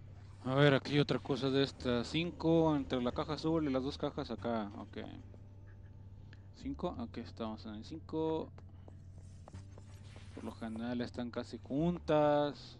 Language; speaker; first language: Spanish; native; Spanish